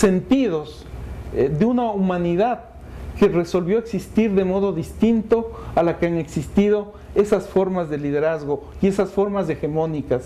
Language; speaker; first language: Spanish; native; Spanish